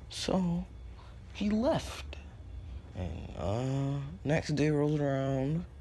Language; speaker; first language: English; native; English